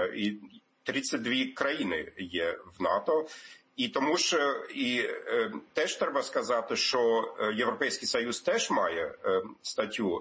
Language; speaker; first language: Ukrainian; non-native, fluent; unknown